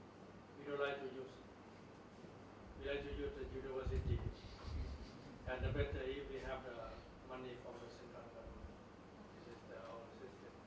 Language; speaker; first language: English; non-native, learner; Thai